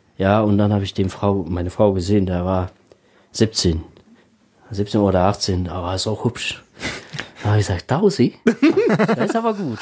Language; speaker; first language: German; non-native, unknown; Tajik